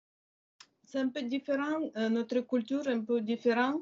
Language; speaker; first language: French; non-native, learner; Ukrainian